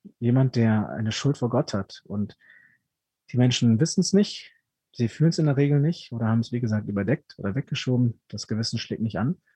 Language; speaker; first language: German; early bilingual, other home language; Spanish